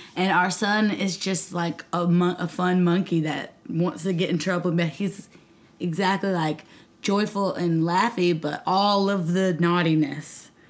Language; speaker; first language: English; native; English